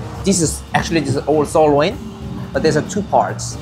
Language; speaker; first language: English; non-native, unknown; Korean